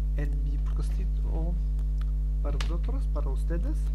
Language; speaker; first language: Spanish; non-native, learner; German